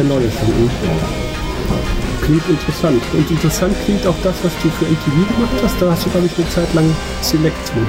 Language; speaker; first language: German; native; German